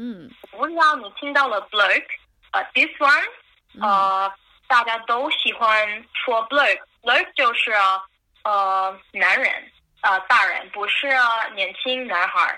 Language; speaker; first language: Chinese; non-native, fluent; English